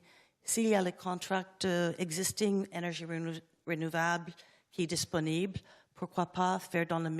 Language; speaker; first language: French; non-native, learner; English